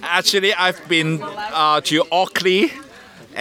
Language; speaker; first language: English; non-native, local second language; Cantonese